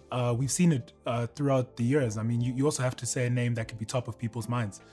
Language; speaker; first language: English; native; English